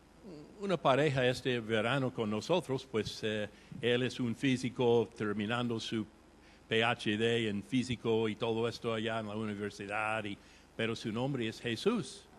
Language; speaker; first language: Spanish; non-native, fluent; English